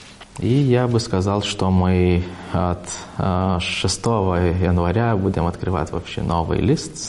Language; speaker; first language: Russian; non-native, fluent; Lithuanian